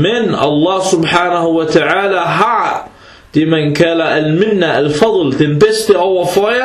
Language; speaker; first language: Danish; early bilingual, other home language; Arabic